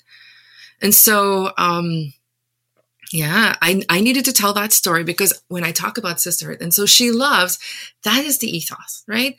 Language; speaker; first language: English; non-native, local second language; Afrikaans